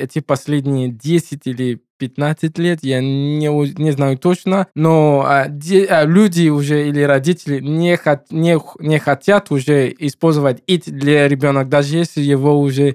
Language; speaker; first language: Russian; non-native, learner; English